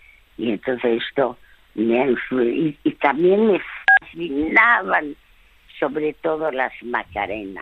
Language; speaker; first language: Spanish; early bilingual, other home language; French